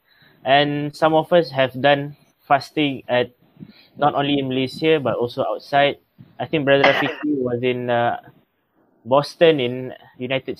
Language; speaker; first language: English; non-native, local second language; Malay